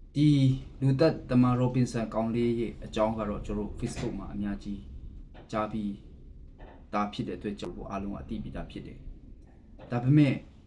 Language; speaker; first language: Burmese; non-native, local second language; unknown